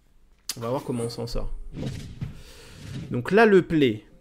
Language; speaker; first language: French; native; French